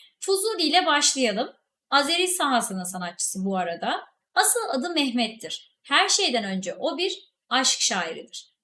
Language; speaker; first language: Turkish; native; Turkish